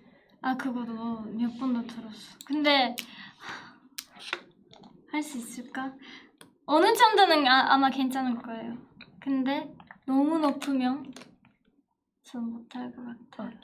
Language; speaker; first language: Korean; non-native, fluent; Japanese